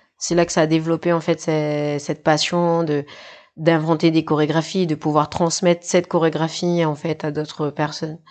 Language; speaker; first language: French; native; French